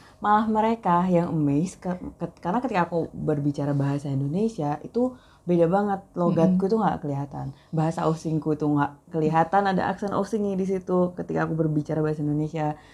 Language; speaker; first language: Indonesian; native; Indonesian